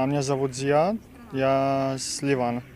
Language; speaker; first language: Russian; non-native, learner; Arabic